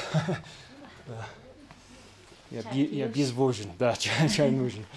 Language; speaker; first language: Russian; non-native, learner; English